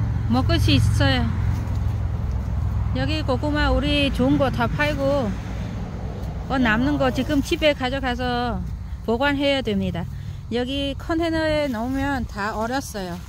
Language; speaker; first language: Korean; non-native, learner; Vietnamese